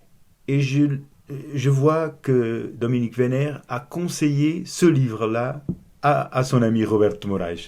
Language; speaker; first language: French; non-native, fluent; Portuguese